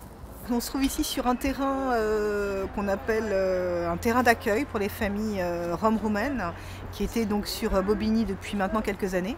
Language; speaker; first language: French; native; French